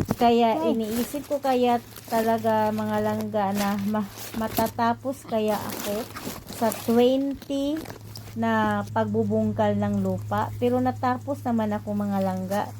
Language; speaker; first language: Filipino; non-native, local second language; Cebuano